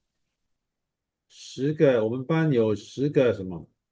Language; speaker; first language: Chinese; non-native, fluent; Indonesian